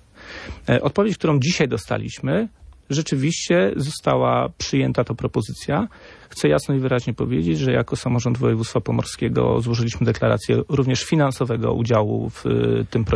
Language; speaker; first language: Polish; native; Polish